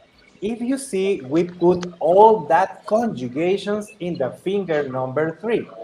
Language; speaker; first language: English; non-native, fluent; Spanish